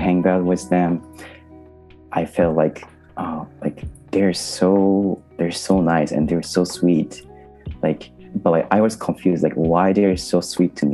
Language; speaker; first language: English; non-native, learner; Japanese